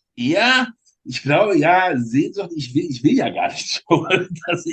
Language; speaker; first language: German; native; German